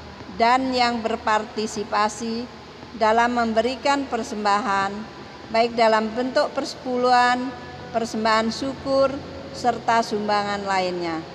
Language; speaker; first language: Indonesian; native; Indonesian